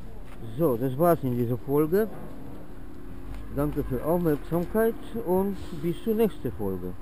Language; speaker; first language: German; non-native, learner; Polish